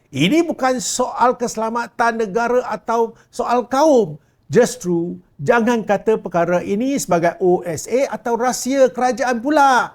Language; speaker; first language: Malay; non-native, local second language; Chinese